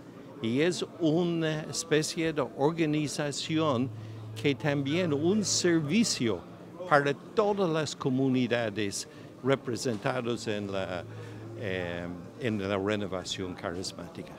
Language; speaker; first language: Spanish; non-native, fluent; English